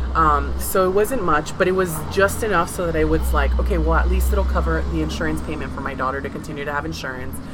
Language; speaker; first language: English; native; English